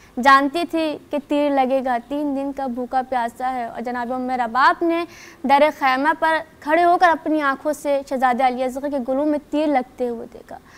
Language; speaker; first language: Urdu; non-native, local second language; Sindhi